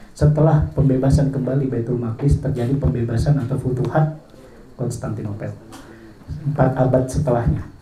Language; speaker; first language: Indonesian; non-native, local second language; Madurese